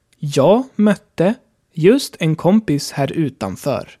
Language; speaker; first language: Swedish; non-native, fluent; German